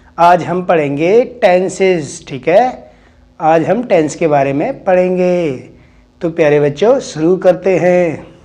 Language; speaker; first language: Hindi; native; Hindi